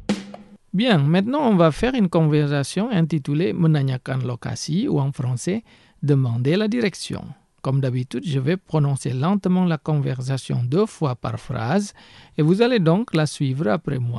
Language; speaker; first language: French; non-native, fluent; Indonesian